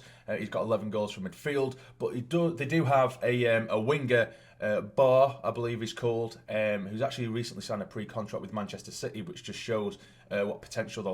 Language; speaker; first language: English; native; English